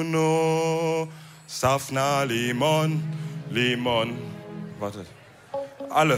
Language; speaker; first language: German; early bilingual, other home language; Wolof